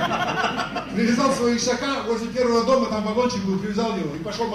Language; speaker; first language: Russian; native; Russian